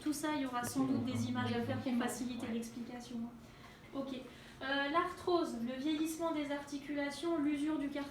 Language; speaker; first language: French; native; French